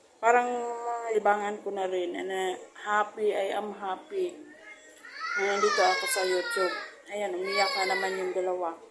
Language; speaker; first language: Filipino; non-native, local second language; Cebuano